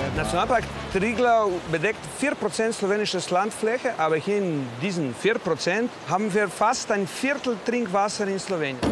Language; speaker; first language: German; non-native, learner; Slovenian